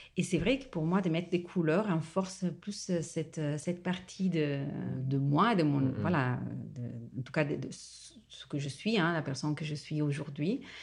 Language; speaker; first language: French; non-native, fluent; Italian